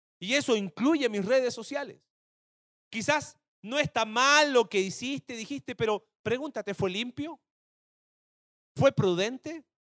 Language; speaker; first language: Spanish; native; Spanish